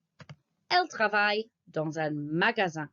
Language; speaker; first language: French; non-native, fluent; English